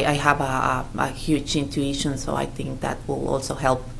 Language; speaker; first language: English; non-native, fluent; Spanish